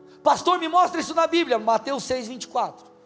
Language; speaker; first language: Portuguese; native; Portuguese